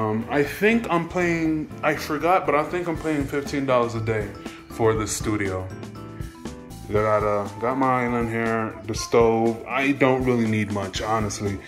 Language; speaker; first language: English; native; English